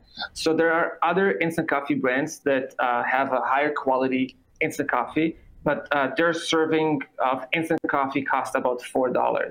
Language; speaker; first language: English; non-native, fluent; Hebrew